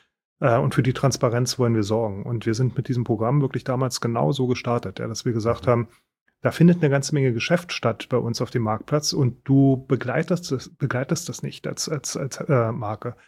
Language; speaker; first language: German; native; German